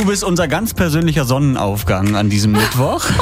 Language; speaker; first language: German; native; German